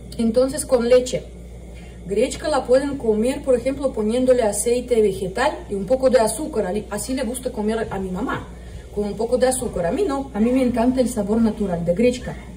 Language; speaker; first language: Spanish; non-native, fluent; Russian